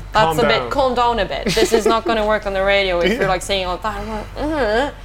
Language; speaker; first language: English; non-native, fluent; Norwegian